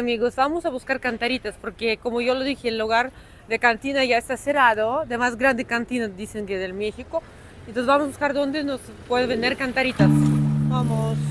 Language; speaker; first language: Spanish; non-native, fluent; Russian